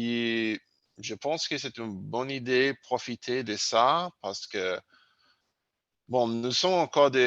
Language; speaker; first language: French; non-native, learner; English